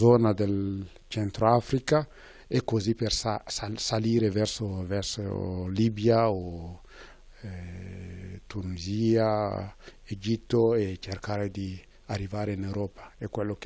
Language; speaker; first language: Italian; non-native, fluent; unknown